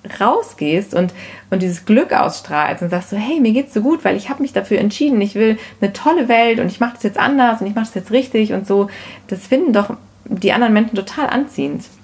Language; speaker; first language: German; native; German